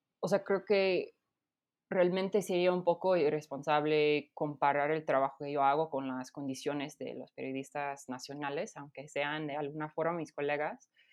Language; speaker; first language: Spanish; non-native, fluent; English